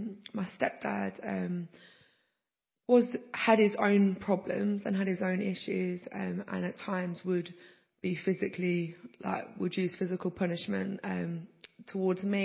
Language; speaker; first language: English; native; English